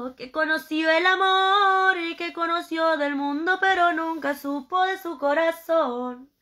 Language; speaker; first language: Spanish; native; Spanish